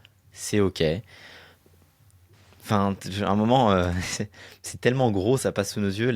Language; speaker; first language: French; native; French